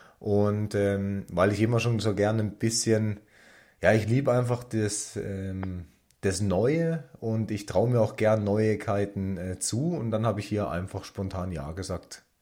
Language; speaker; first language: German; native; German